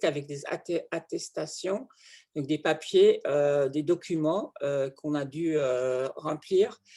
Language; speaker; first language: French; non-native, fluent; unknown